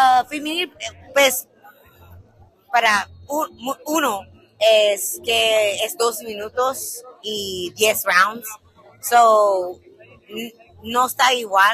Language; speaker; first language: Spanish; non-native, learner; English